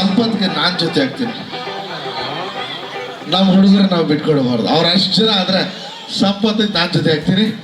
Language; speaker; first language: Kannada; native; Kannada